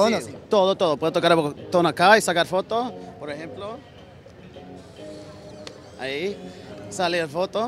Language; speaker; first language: Spanish; early bilingual, heritage; English